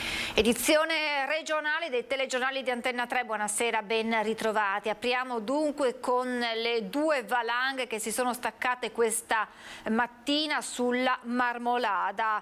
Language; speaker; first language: Italian; native; Italian